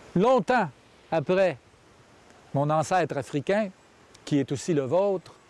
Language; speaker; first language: French; native; French